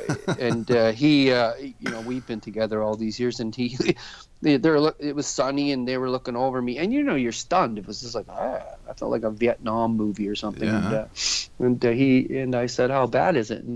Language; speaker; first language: English; native; English